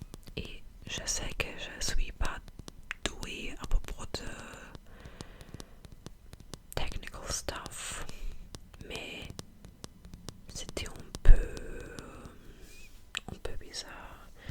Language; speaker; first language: French; non-native, fluent; German